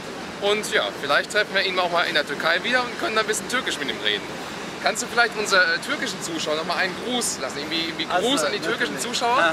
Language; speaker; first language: German; native; German